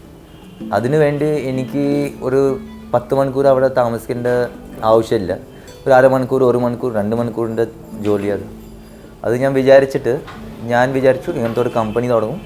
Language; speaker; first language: Malayalam; early bilingual, heritage; Malayalam